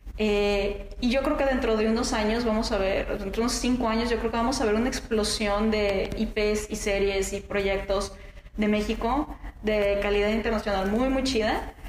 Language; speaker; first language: Spanish; native; Spanish